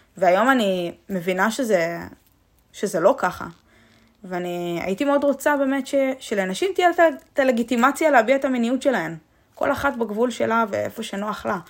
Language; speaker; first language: Hebrew; native; Hebrew